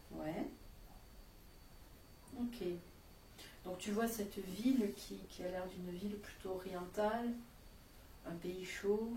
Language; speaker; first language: French; native; French